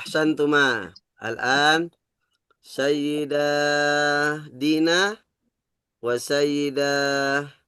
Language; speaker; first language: Arabic; non-native, fluent; Indonesian